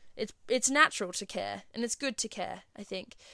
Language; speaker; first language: English; native; English